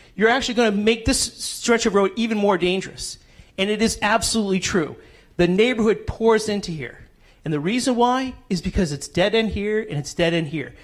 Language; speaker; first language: English; native; English